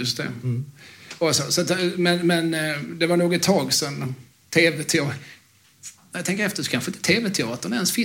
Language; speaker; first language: Swedish; native; Swedish